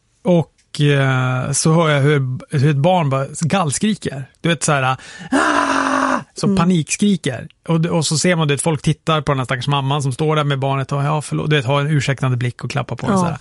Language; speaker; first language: Swedish; native; Swedish